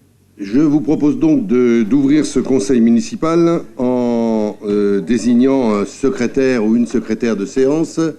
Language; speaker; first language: French; native; French